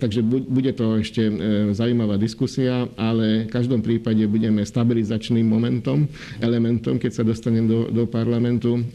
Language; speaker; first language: Slovak; non-native, local second language; Hungarian